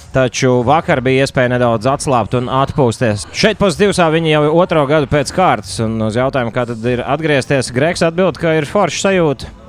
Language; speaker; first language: Latvian; native; Latvian